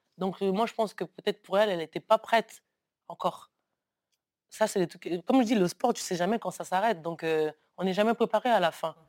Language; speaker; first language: French; early bilingual, other home language; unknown